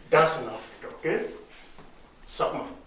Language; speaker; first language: German; non-native, fluent; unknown